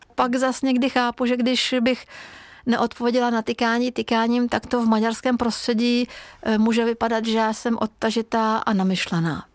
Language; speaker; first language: Czech; non-native, fluent; Hungarian